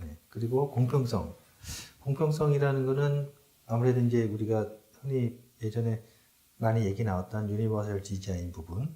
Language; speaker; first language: Korean; native; Korean